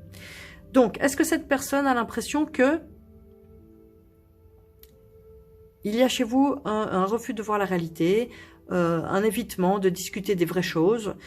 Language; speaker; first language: French; native; French